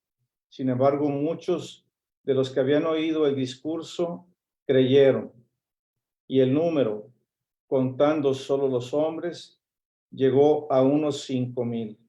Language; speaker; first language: Spanish; native; Spanish